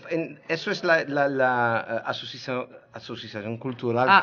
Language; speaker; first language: Spanish; non-native, learner; Dutch